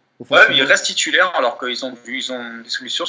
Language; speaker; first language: French; native; French